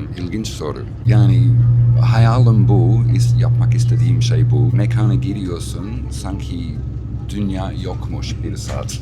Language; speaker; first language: Turkish; non-native, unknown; English